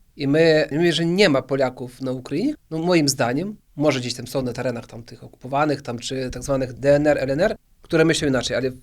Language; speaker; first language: Polish; early bilingual, heritage; Polish